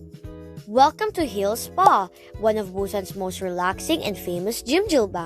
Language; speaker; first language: English; non-native, local second language; Filipino